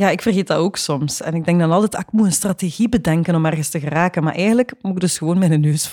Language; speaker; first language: Dutch; native; Dutch